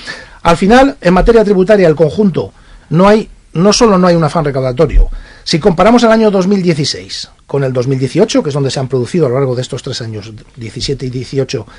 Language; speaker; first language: Spanish; native; Spanish